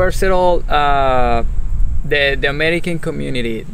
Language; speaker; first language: English; non-native, fluent; Spanish